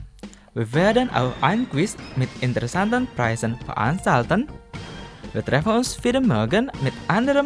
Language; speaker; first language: German; non-native, fluent; Indonesian